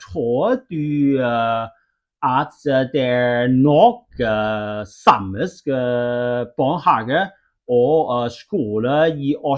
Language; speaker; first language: Norwegian; non-native, learner; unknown